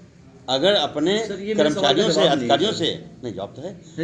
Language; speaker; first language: Hindi; native; Hindi